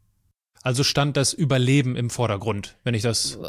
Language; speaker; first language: German; native; German